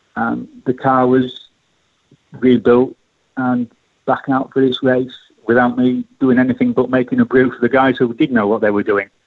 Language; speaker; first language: English; native; English